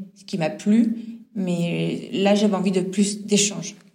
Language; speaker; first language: French; native; French